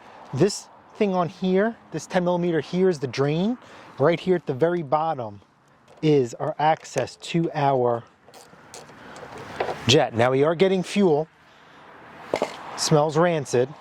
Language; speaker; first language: English; native; English